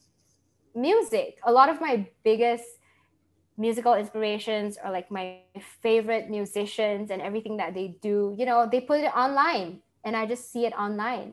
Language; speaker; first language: English; non-native, local second language; Malay